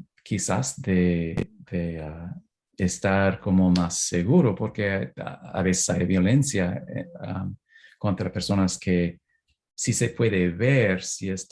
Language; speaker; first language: Spanish; non-native, fluent; English